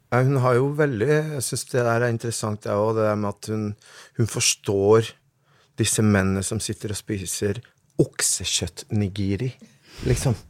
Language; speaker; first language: Norwegian; early bilingual, other home language; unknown